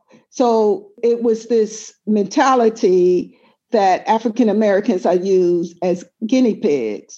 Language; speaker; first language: English; native; English